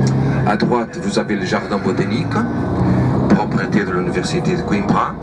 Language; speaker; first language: French; non-native, fluent; Portuguese